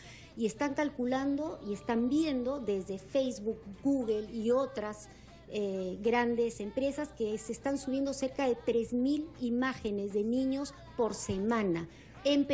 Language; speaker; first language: Spanish; native; Spanish